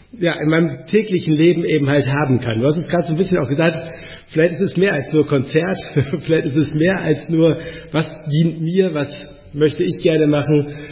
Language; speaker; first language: German; native; German